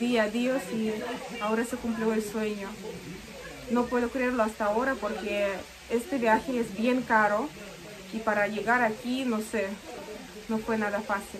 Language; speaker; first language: Spanish; native; Spanish